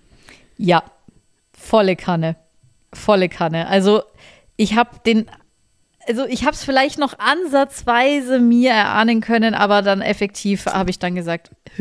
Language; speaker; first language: German; native; German